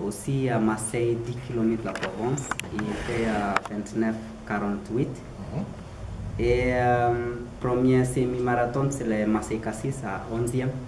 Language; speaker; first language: French; non-native, learner; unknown